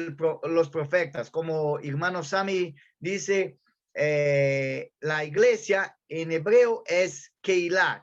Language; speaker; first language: Spanish; non-native, learner; Portuguese